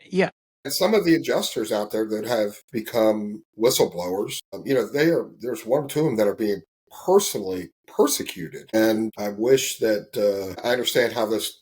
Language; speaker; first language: English; native; English